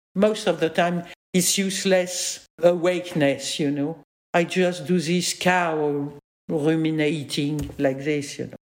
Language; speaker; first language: English; non-native, fluent; French